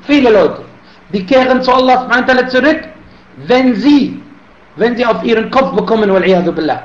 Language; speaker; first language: German; non-native, fluent; Arabic